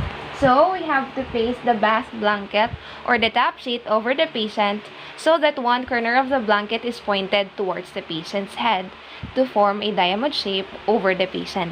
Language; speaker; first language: English; non-native, local second language; Filipino